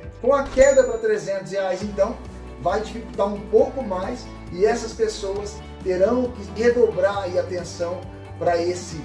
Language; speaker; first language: Portuguese; native; Portuguese